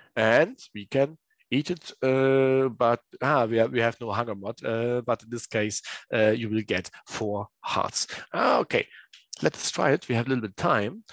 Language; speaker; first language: English; non-native, learner; German